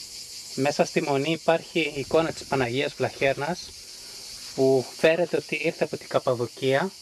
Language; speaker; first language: Greek; native; Greek